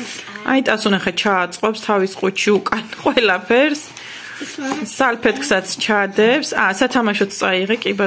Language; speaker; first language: Georgian; native; Georgian